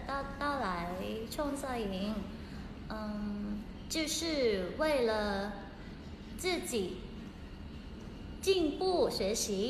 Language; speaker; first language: Chinese; non-native, learner; Thai